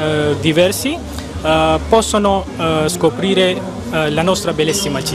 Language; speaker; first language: Italian; non-native, learner; Urdu